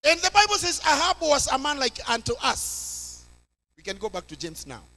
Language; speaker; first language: English; non-native, local second language; Swahili